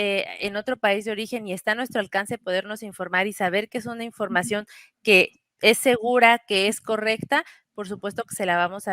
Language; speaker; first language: Spanish; native; Spanish